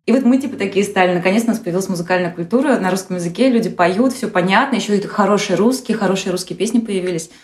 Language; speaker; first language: Russian; native; Russian